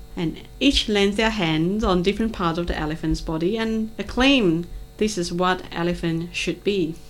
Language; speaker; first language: English; non-native, local second language; Cantonese